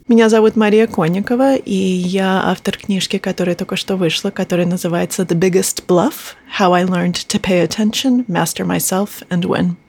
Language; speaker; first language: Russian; early bilingual, heritage; Russian